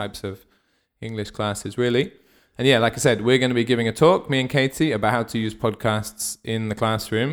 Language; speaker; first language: English; native; English